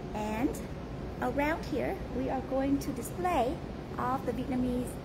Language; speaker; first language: English; early bilingual, other home language; Vietnamese